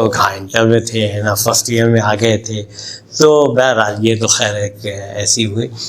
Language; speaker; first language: Urdu; native; Urdu